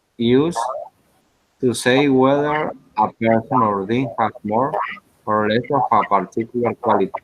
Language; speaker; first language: English; non-native, learner; Spanish